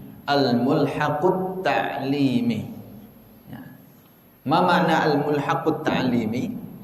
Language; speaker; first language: Arabic; non-native, fluent; Indonesian